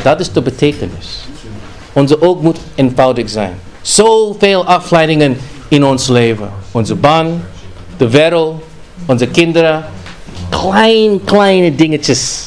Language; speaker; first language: Dutch; non-native, fluent; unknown